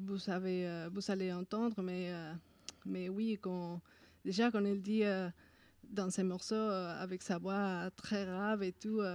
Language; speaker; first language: French; non-native, fluent; Spanish